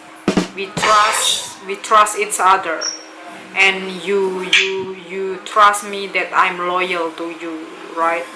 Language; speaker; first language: English; non-native, local second language; Indonesian